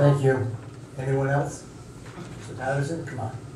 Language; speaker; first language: English; native; English